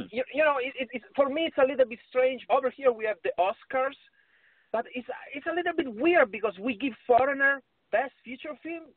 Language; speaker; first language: English; non-native, fluent; Italian